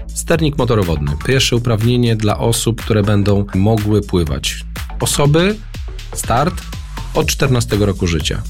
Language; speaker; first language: Polish; native; Polish